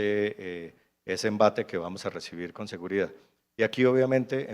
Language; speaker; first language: Spanish; native; Spanish